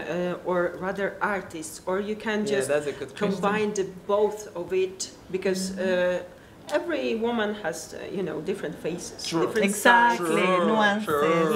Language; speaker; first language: English; non-native, learner; Polish